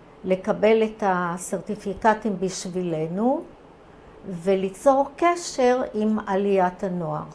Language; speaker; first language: Hebrew; early bilingual, other home language; Croatian